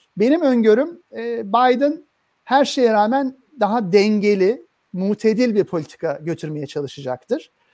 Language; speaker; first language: Turkish; native; Turkish